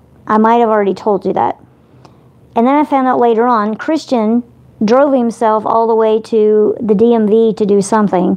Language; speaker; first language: English; native; English